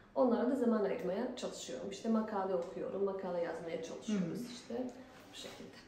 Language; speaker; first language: Turkish; non-native, fluent; Bosnian